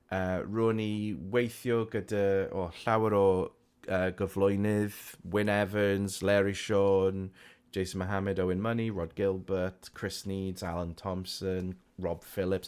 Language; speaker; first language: Welsh; non-native, local second language; English